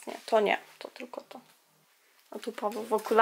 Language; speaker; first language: Polish; native; Polish